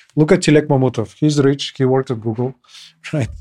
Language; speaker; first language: English; non-native, fluent; Kyrgyz